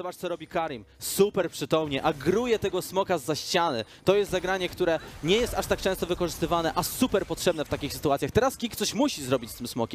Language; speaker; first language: Polish; native; Polish